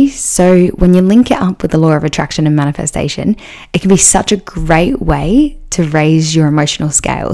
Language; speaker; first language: English; native; English